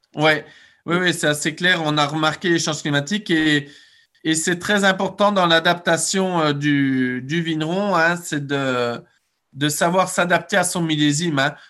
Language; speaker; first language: French; native; French